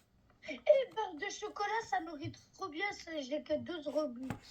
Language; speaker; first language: French; native; French